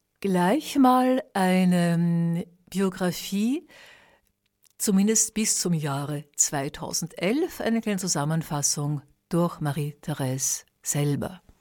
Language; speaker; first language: German; native; German